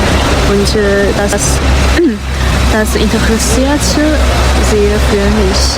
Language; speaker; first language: German; non-native, learner; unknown